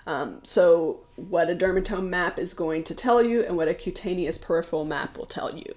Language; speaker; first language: English; native; English